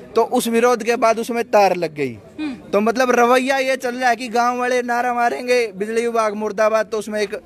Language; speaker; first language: Hindi; native; Hindi